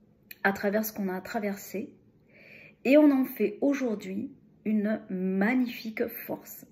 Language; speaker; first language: French; native; French